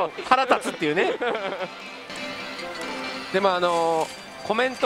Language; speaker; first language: Japanese; native; Japanese